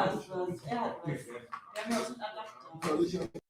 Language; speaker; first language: German; native; German